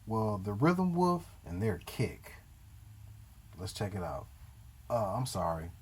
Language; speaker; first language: English; native; English